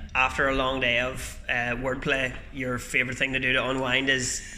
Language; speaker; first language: English; native; English